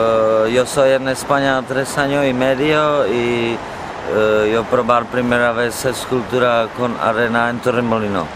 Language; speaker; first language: Spanish; non-native, learner; Czech